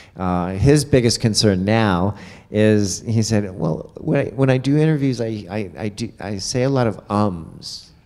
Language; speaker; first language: English; native; English